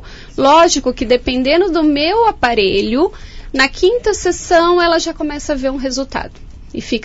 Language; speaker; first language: Portuguese; native; Portuguese